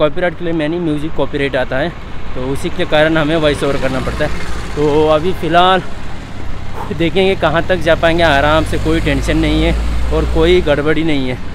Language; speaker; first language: Hindi; native; Hindi